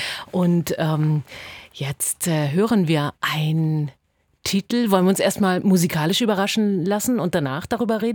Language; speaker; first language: German; native; German